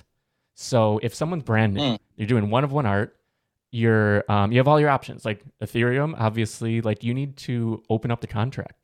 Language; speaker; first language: English; native; English